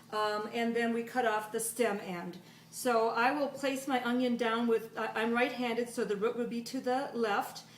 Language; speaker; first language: English; native; English